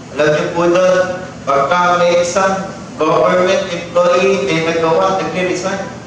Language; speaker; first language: English; non-native, local second language; Filipino